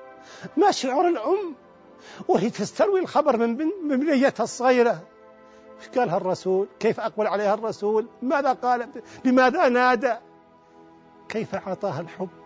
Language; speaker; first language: Arabic; native; Arabic